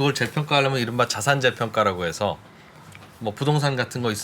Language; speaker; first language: Korean; native; Korean